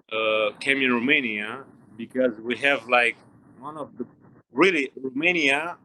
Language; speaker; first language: English; non-native, learner; Romanian